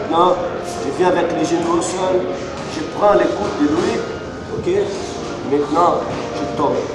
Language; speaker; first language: French; non-native, learner; Portuguese